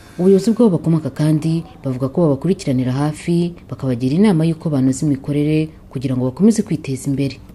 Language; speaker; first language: Kinyarwanda; native; Kinyarwanda